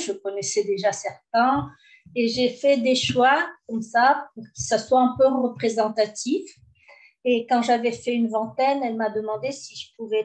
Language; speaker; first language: French; early bilingual, heritage; French